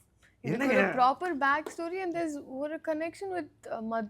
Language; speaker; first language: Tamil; non-native, learner; Telugu